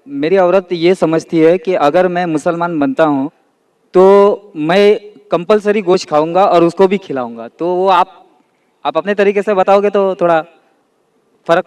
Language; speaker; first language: Hindi; non-native, local second language; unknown